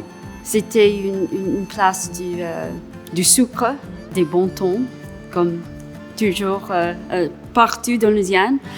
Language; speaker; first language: French; non-native, local second language; English